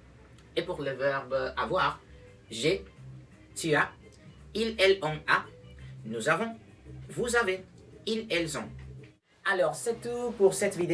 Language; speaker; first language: French; non-native, learner; Spanish